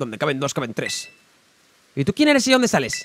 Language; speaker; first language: Spanish; native; Spanish